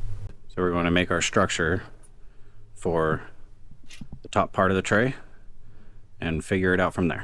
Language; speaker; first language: English; native; English